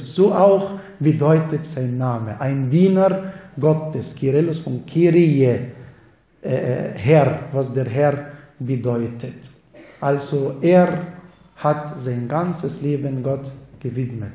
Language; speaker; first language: German; non-native, fluent; Arabic